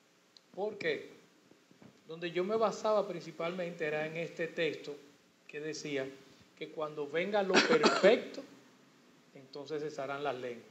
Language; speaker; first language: Spanish; native; Spanish